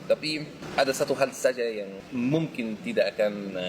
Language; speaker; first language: Indonesian; non-native, fluent; Arabic